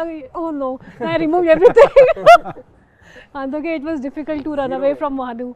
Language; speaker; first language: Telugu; non-native, fluent; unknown